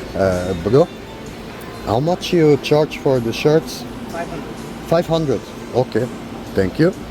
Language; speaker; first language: English; non-native, learner; German